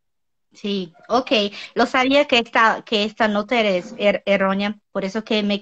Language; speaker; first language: Spanish; non-native, learner; Portuguese